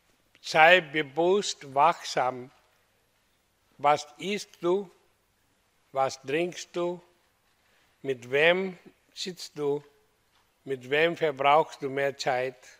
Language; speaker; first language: German; non-native, fluent; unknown